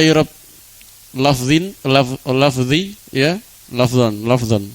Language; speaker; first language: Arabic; non-native, fluent; Indonesian